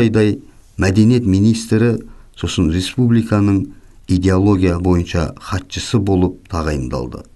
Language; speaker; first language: Kazakh; native; Kazakh